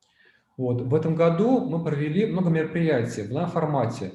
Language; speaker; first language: Russian; native; Russian